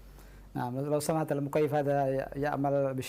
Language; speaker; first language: Arabic; non-native, fluent; Indonesian